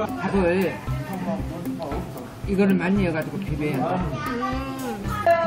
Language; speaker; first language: Korean; native; Korean